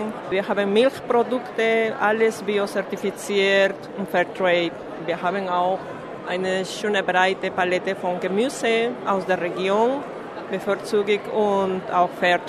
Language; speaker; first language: German; non-native, fluent; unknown